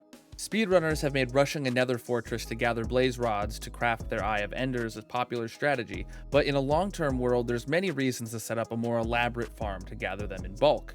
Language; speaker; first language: English; native; English